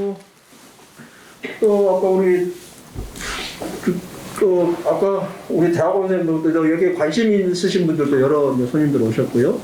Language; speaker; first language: Korean; native; Korean